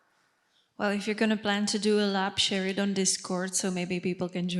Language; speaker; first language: English; non-native, fluent; Czech